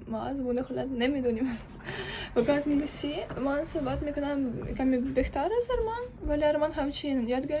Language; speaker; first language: Persian; non-native, learner; Ukrainian